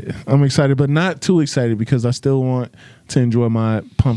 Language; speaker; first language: English; native; English